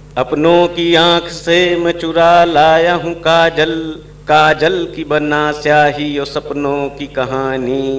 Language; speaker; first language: Hindi; native; Hindi